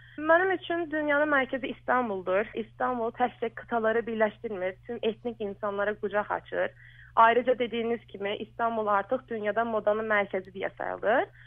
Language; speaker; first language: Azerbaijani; early bilingual, heritage; Azerbaijani